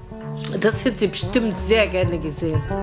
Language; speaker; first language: German; non-native, learner; Arabic